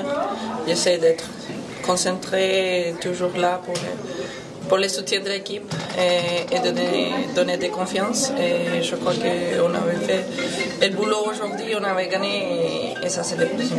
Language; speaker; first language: French; non-native, fluent; Spanish